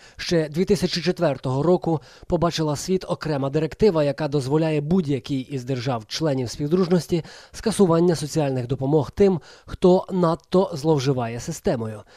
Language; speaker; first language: Ukrainian; native; Ukrainian